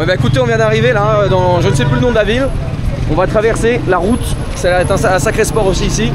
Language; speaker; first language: French; native; French